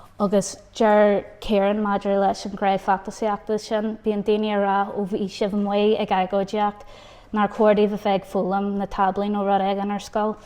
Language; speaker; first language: Irish; non-native, local second language; English